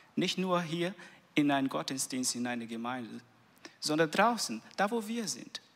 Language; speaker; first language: German; non-native, learner; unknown